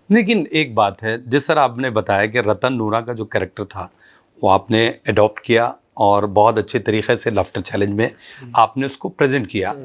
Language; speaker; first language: Hindi; non-native, local second language; Urdu